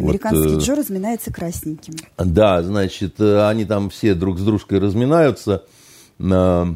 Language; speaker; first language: Russian; native; Russian